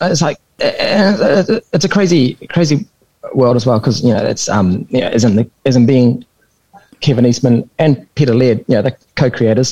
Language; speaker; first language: English; native; English